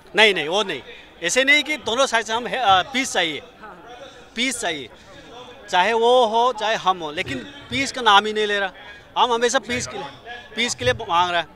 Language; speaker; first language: Hindi; non-native, local second language; Manipuri